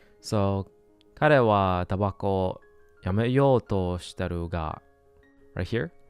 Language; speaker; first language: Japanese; non-native, learner; English